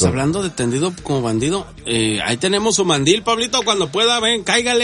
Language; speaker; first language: Spanish; native; Spanish